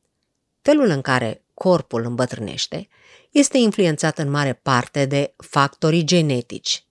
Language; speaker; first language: Romanian; native; Romanian